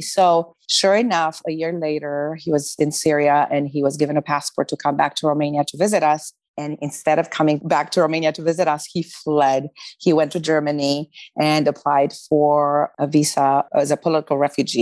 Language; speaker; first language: English; non-native, fluent; Romanian